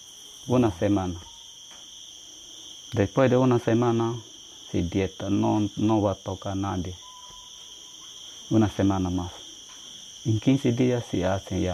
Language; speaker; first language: Spanish; non-native, local second language; Shipibo-Conibo